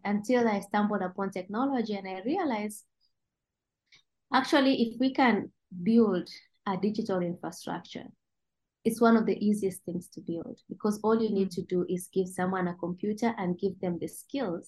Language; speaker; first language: English; non-native, local second language; Kalenjin